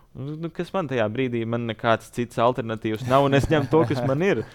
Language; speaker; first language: Latvian; native; Latvian